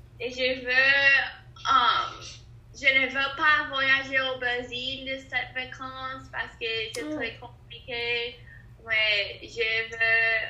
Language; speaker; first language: French; non-native, learner; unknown